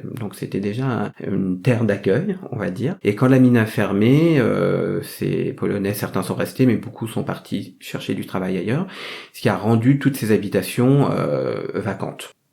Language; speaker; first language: French; early bilingual, other home language; Vietnamese